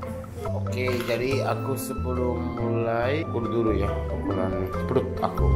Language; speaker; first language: Indonesian; non-native, learner; Japanese